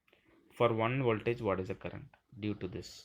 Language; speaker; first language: English; non-native, local second language; Tamil